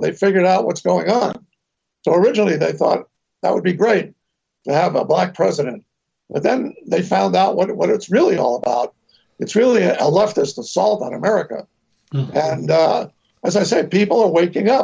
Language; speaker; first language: English; native; English